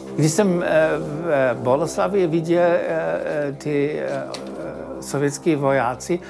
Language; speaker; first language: Czech; non-native, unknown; German